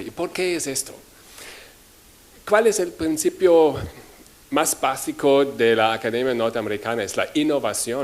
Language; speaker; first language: Spanish; non-native, fluent; German